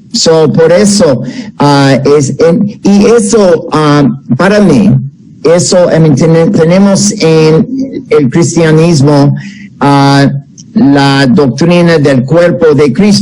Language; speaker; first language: Spanish; non-native, fluent; English